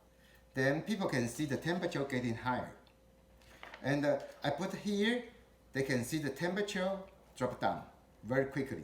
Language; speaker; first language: English; non-native, learner; Chinese